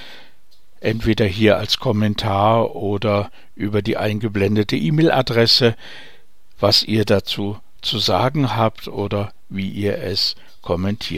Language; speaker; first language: German; native; German